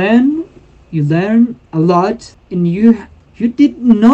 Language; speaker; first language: English; non-native, fluent; Spanish